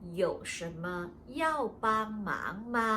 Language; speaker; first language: Chinese; non-native, fluent; Thai